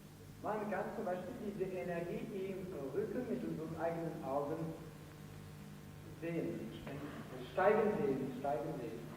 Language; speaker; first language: German; non-native, fluent; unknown